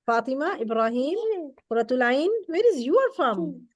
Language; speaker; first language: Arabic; non-native, fluent; Urdu